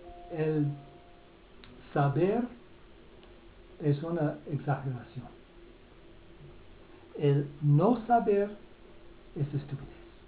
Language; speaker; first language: Spanish; non-native, fluent; English